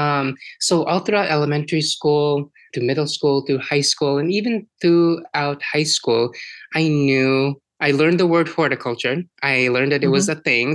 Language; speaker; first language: English; early bilingual, other home language; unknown